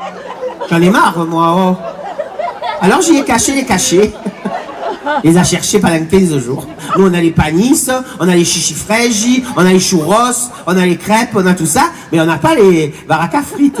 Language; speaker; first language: French; native; French